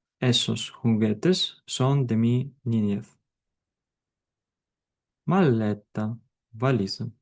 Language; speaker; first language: Spanish; non-native, fluent; Ukrainian